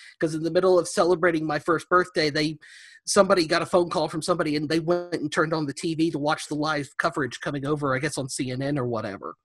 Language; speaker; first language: English; native; English